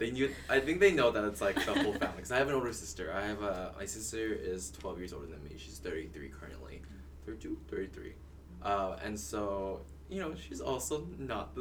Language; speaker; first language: English; early bilingual, other home language; Cantonese